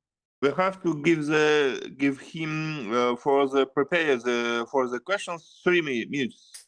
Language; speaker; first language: English; non-native, learner; Russian